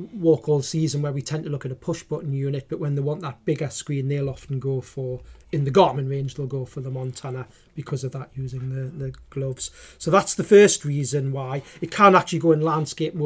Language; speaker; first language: English; native; English